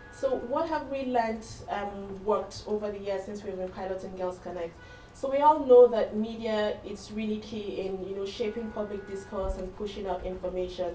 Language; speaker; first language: English; non-native, local second language; Hausa